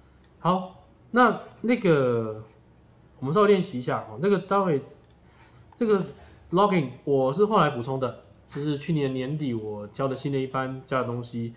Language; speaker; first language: Chinese; native; Chinese